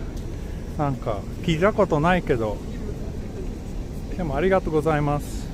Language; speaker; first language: Japanese; non-native, fluent; Swedish